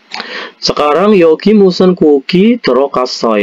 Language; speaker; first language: Korean; non-native, fluent; Indonesian